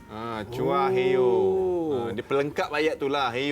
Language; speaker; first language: Malay; native; Malay